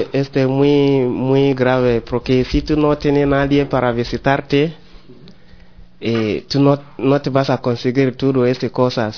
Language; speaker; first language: Spanish; non-native, learner; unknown